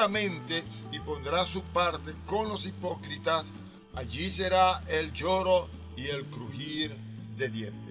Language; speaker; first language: Spanish; native; Spanish